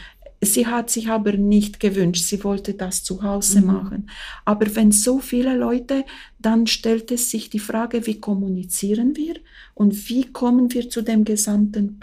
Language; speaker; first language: German; non-native, fluent; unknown